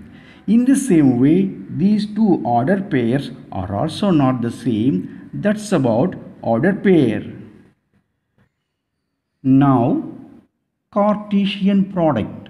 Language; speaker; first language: English; non-native, local second language; Tamil